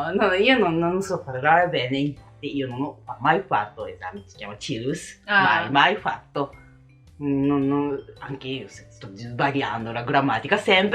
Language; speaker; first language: Italian; non-native, learner; Japanese